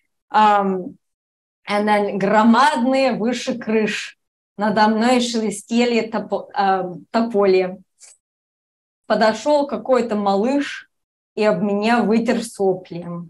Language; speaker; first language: Russian; non-native, fluent; English